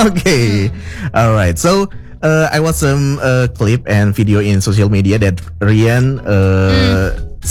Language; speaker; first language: English; non-native, learner; Indonesian